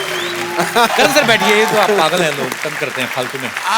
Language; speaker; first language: Hindi; native; Hindi